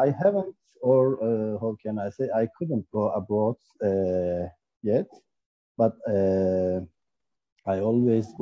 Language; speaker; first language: English; non-native, learner; Turkish